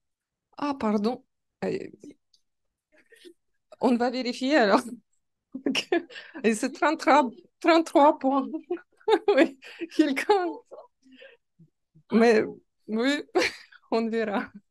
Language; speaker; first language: French; non-native, learner; Russian